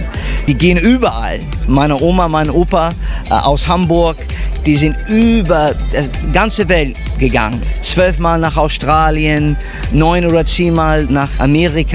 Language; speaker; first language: German; early bilingual, heritage; English